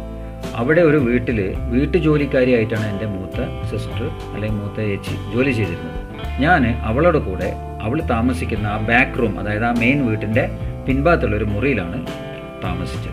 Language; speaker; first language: Malayalam; native; Malayalam